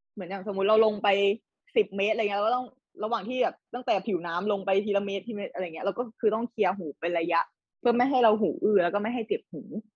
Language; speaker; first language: Thai; native; Thai